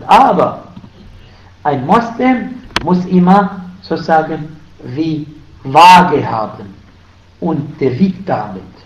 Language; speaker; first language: German; non-native, fluent; Arabic